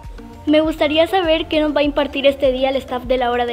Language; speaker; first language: Spanish; native; Spanish